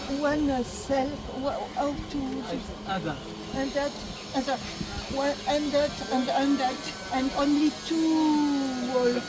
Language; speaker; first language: English; non-native, learner; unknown